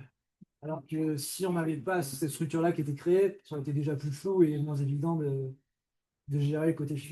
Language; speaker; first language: French; native; French